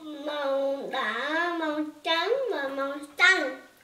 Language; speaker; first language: Vietnamese; early bilingual, heritage; Vietnamese